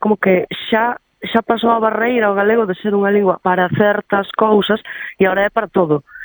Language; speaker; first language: Galician; non-native, local second language; Spanish